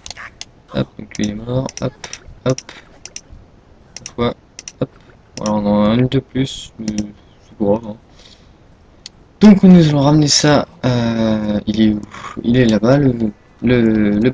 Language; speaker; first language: French; native; French